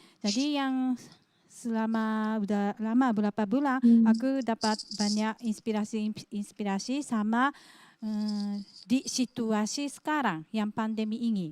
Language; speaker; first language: Indonesian; non-native, fluent; Japanese